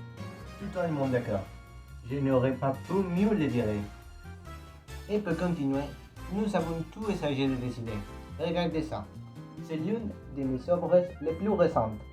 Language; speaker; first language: French; non-native, learner; Spanish